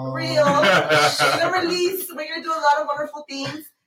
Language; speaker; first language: English; early bilingual, other home language; Spanish